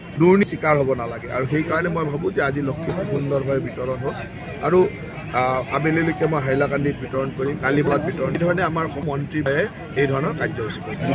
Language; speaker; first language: Assamese; native; Assamese